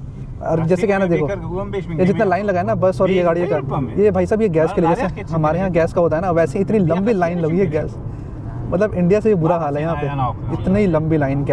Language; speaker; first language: Hindi; native; Hindi